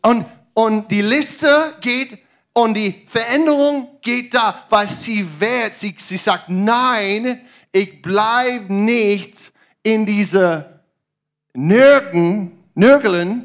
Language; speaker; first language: German; non-native, learner; English